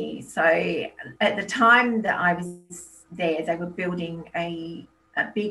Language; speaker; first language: English; native; English